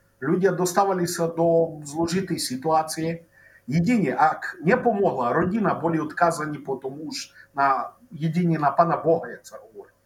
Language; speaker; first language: Slovak; non-native, local second language; Rusyn